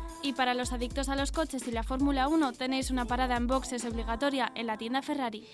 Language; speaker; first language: Spanish; native; Spanish